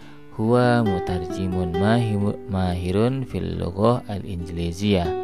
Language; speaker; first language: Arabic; non-native, fluent; Indonesian